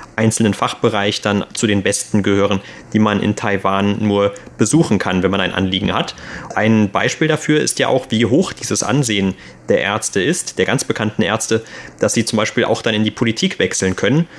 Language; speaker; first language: German; native; German